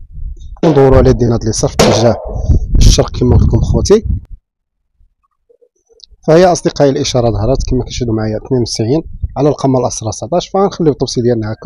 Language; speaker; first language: Arabic; native; Arabic